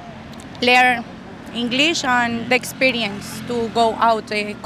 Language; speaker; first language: English; non-native, learner; Spanish